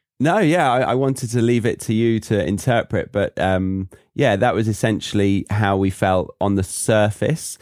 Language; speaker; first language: English; native; English